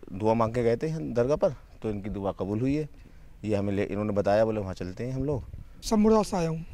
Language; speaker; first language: Hindi; native; Hindi